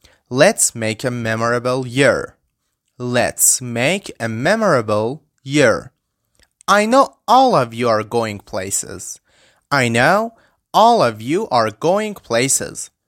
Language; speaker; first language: English; non-native, fluent; Persian